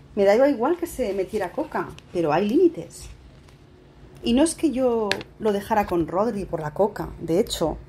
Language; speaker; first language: Spanish; non-native, local second language; Catalan